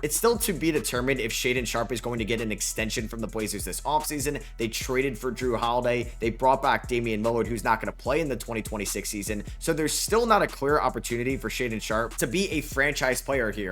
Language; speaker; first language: English; native; English